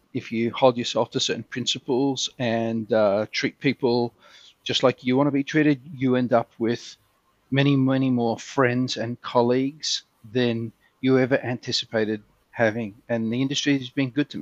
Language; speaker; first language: English; native; English